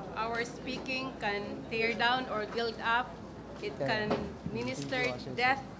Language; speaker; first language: English; non-native, local second language; Cebuano